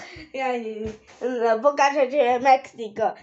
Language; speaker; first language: Polish; non-native, learner; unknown